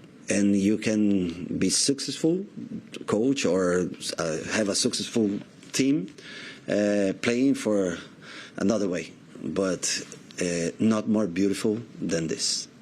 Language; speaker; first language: English; non-native, learner; Portuguese